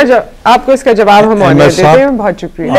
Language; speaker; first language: Urdu; native; Urdu